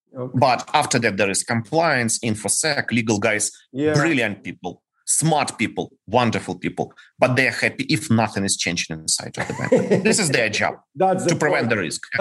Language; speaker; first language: English; non-native, fluent; Ukrainian